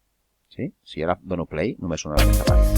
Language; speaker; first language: Catalan; native; Catalan